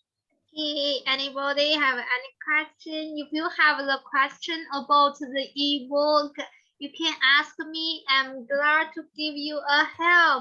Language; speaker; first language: English; non-native, learner; Chinese